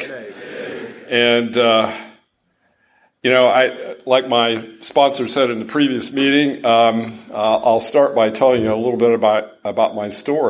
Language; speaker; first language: English; native; English